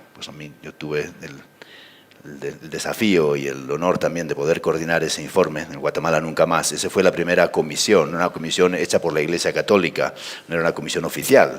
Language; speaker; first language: Spanish; native; Spanish